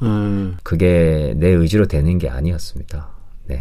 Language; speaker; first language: Korean; native; Korean